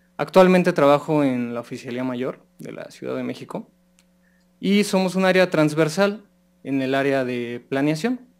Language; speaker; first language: Spanish; native; Spanish